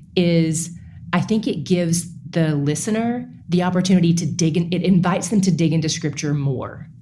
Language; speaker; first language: English; native; English